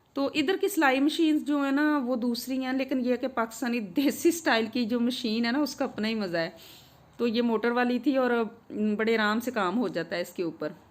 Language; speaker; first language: Urdu; non-native, local second language; Punjabi